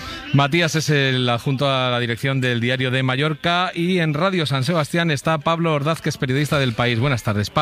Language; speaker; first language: Spanish; native; Spanish